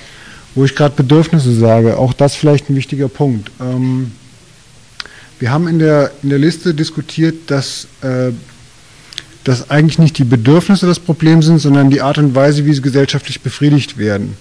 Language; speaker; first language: German; native; German